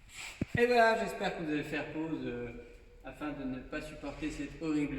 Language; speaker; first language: French; native; French